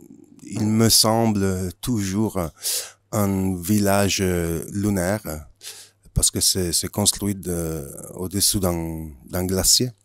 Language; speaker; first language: French; non-native, fluent; Italian